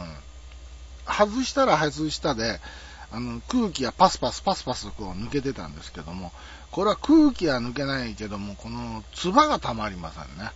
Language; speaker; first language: Japanese; native; Japanese